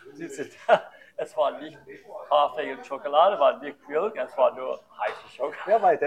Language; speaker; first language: German; non-native, learner; English